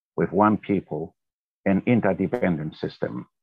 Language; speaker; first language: English; non-native, fluent; Tongan